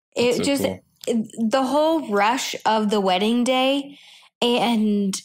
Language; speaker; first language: English; native; English